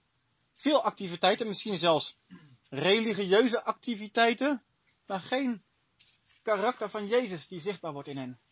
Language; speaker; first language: Dutch; native; Dutch